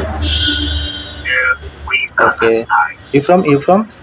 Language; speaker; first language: English; non-native, learner; Bangla